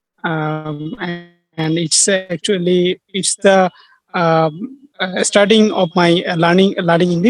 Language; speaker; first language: English; non-native, learner; Bangla